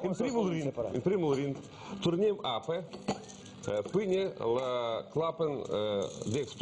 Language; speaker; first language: Romanian; non-native, learner; Russian